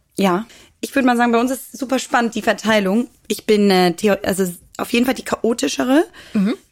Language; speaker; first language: German; native; German